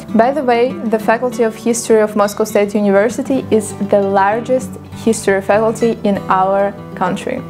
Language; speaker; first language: English; non-native, fluent; Russian